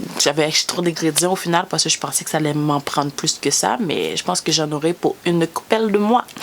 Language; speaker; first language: French; native; French